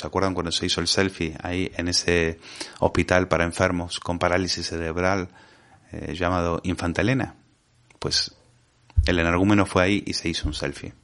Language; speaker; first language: Spanish; native; Spanish